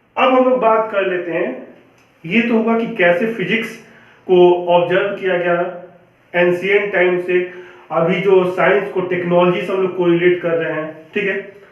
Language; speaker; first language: Hindi; native; Hindi